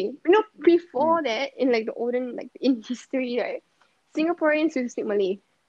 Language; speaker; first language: English; native; English